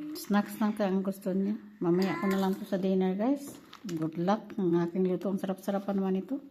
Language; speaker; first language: Filipino; non-native, local second language; Cebuano